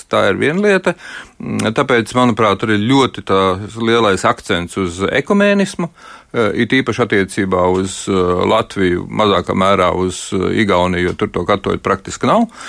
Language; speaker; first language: Latvian; native; Latvian